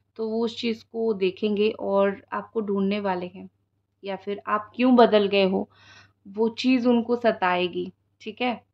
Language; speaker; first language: Hindi; non-native, local second language; Odia